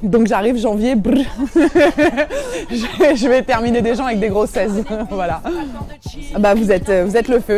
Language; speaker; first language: French; native; French